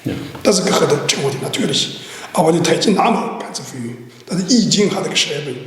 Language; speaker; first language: German; non-native, learner; Chinese